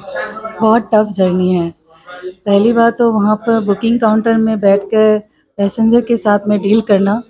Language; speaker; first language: Hindi; non-native, local second language; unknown